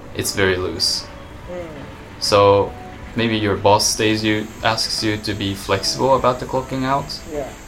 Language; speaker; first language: English; non-native, fluent; Japanese